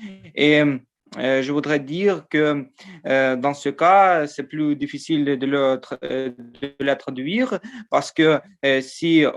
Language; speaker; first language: French; non-native, learner; Ukrainian